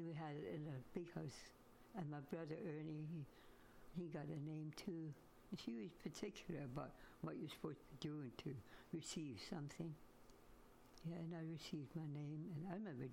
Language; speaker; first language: English; non-native, fluent; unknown